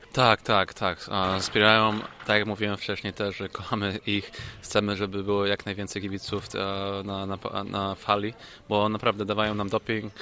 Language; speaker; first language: Polish; early bilingual, heritage; English